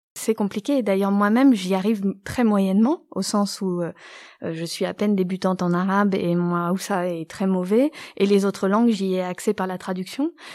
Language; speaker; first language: French; native; French